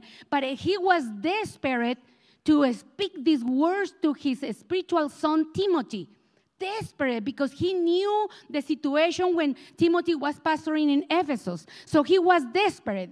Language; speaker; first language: English; non-native, learner; Spanish